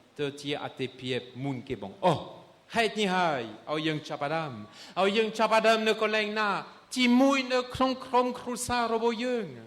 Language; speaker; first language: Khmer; non-native, fluent; French